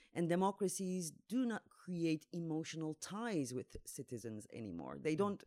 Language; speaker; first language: English; non-native, fluent; Turkish